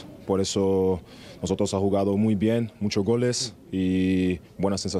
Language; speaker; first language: Spanish; non-native, learner; German